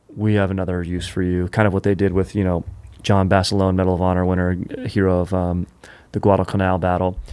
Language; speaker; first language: English; native; English